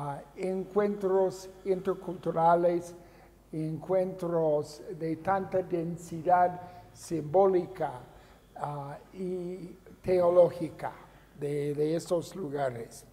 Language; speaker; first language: Spanish; non-native, fluent; English